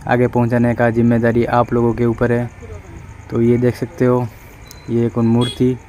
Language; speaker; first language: Hindi; non-native, local second language; Odia